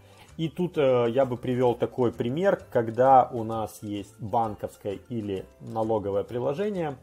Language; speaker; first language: Russian; native; Russian